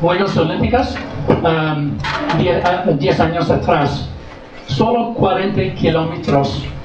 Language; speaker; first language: Spanish; non-native, learner; English